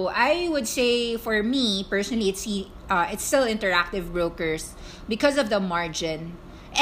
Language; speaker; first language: English; non-native, local second language; Filipino